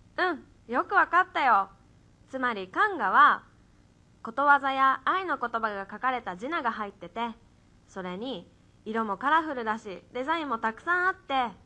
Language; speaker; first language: Japanese; native; Japanese